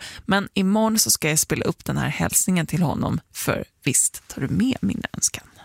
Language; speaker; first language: Swedish; native; Swedish